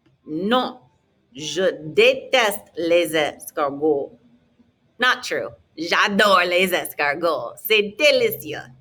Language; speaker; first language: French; non-native, fluent; English